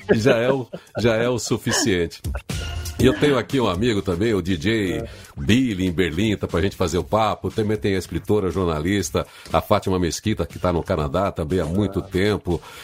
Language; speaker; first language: Portuguese; native; Portuguese